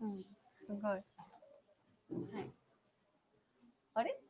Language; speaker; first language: Japanese; native; Japanese